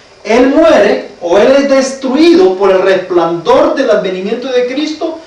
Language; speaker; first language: Spanish; native; Spanish